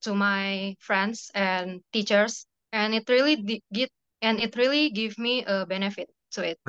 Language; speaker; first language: English; non-native, fluent; Indonesian